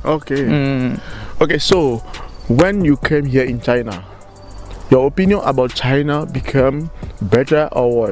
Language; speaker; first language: English; non-native, fluent; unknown